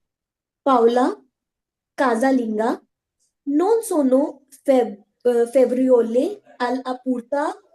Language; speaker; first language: Italian; non-native, learner; Hindi